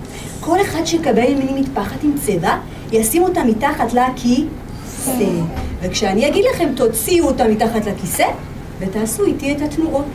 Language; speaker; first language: Hebrew; native; Hebrew